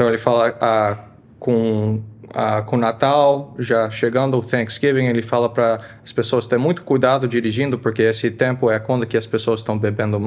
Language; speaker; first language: Portuguese; early bilingual, heritage; Portuguese